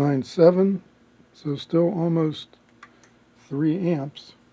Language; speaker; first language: English; native; English